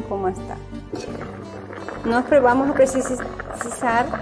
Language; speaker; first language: Portuguese; non-native, learner; Spanish